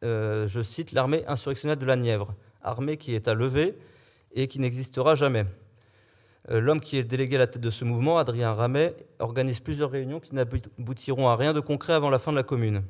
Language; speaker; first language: French; native; French